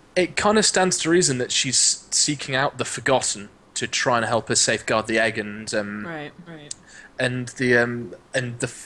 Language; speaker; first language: English; native; English